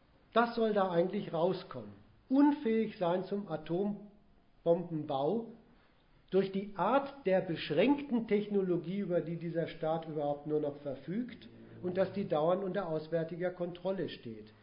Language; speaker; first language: German; native; German